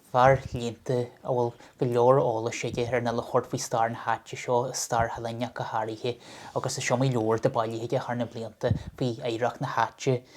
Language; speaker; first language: Irish; native; Irish